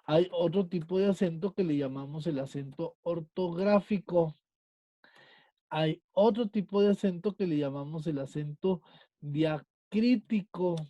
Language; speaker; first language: Spanish; native; Spanish